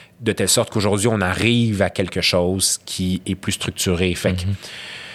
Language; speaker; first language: French; early bilingual, other home language; Arabic